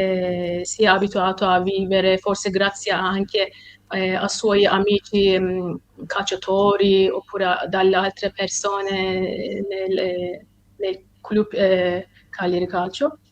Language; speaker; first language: Italian; non-native, fluent; Turkish